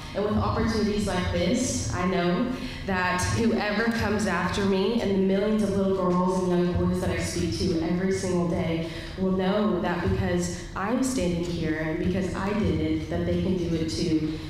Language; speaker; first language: English; native; English